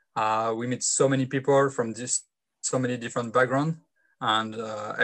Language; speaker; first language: English; non-native, fluent; French